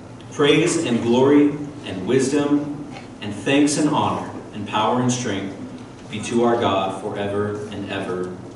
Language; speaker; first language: English; native; English